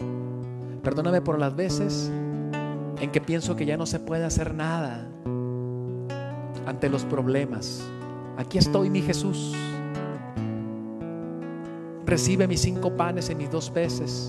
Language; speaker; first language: Spanish; native; Spanish